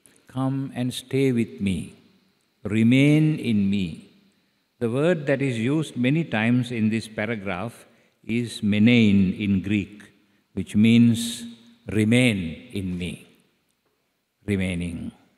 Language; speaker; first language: English; non-native, local second language; Sinhala